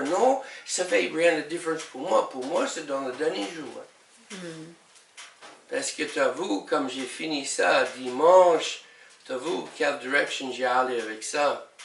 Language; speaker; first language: French; non-native, learner; English